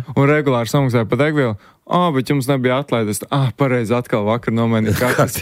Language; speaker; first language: Latvian; native; Latvian